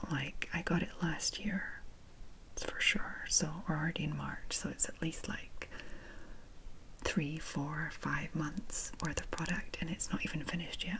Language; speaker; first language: English; native; English